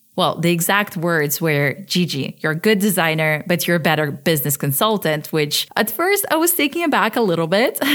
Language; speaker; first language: English; early bilingual, other home language; Russian